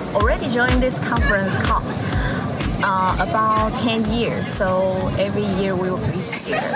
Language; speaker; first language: English; non-native, learner; Chinese